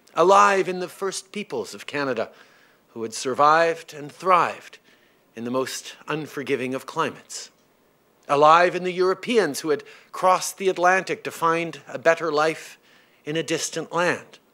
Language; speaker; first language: English; early bilingual, other home language; French